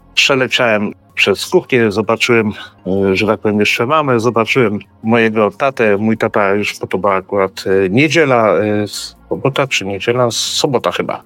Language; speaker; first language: Polish; early bilingual, heritage; Polish